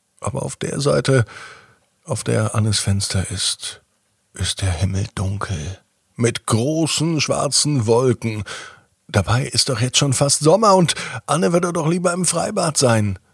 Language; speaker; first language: German; native; German